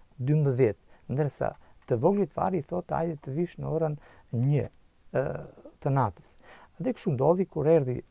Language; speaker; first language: Albanian; non-native, local second language; Macedonian